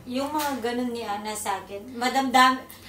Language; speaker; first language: Filipino; native; Filipino